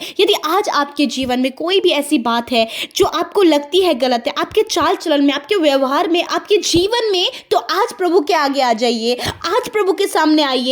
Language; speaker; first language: Hindi; native; Hindi